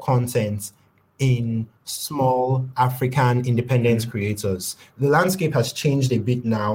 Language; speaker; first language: English; non-native, local second language; Yoruba